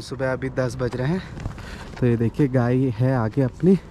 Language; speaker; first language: Hindi; native; Hindi